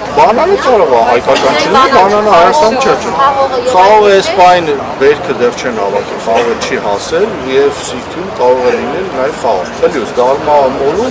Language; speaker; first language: Armenian; native; Armenian